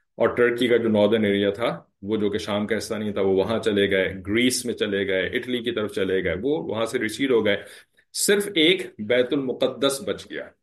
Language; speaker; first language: Hindi; native; Hindi